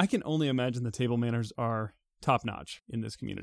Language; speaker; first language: English; native; English